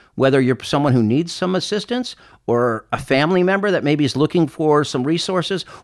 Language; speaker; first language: English; native; English